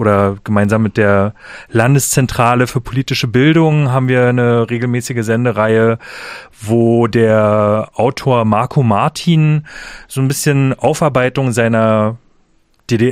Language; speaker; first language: German; native; German